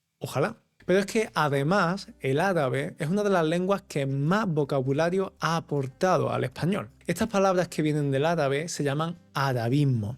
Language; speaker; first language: Spanish; native; Spanish